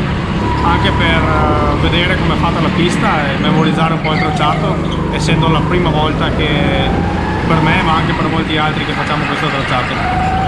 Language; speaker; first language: Italian; native; Italian